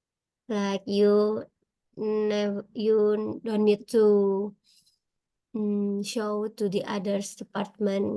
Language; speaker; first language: English; non-native, learner; Indonesian